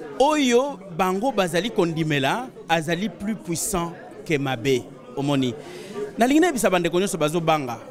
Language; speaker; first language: Lingala; non-native, local second language; Luba-Lulua